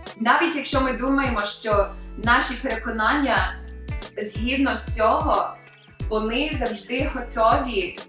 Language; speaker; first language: Ukrainian; early bilingual, other home language; English